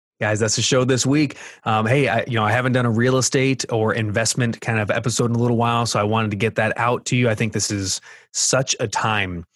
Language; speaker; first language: English; native; English